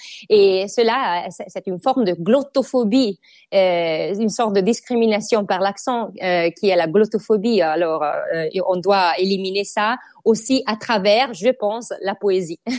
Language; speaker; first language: French; non-native, fluent; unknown